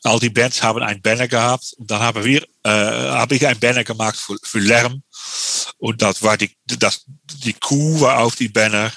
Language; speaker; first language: German; non-native, learner; Dutch